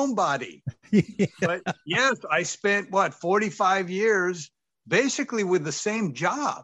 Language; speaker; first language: English; native; English